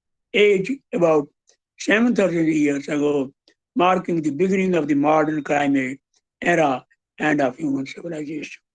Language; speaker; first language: English; non-native, local second language; Hindi